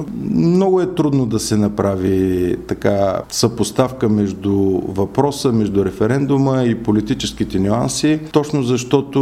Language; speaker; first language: Bulgarian; native; Bulgarian